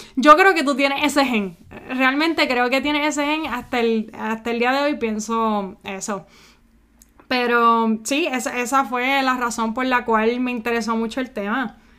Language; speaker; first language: Spanish; early bilingual, heritage; Spanish